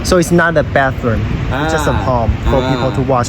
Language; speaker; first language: English; non-native, fluent; Chinese